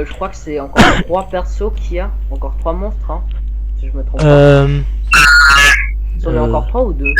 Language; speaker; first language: French; native; French